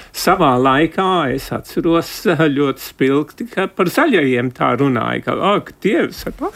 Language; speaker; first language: Latvian; early bilingual, heritage; Latvian